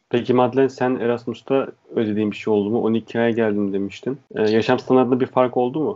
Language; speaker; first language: Turkish; native; Turkish